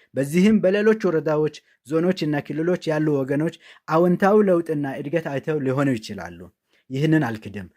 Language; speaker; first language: Amharic; non-native, local second language; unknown